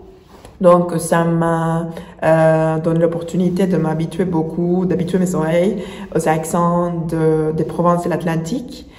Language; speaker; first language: French; non-native, fluent; Spanish